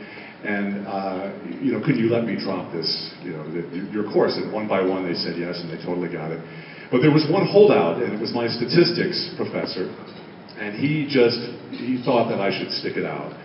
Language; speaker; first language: English; native; English